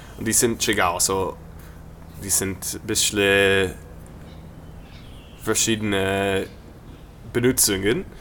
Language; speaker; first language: German; non-native, learner; English